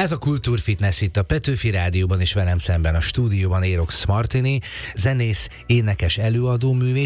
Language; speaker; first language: Hungarian; native; Hungarian